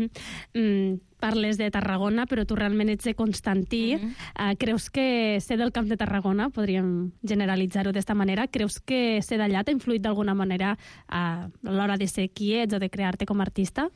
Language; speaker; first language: Catalan; native; Catalan